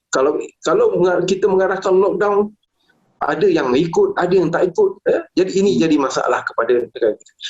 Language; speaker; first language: Malay; native; Malay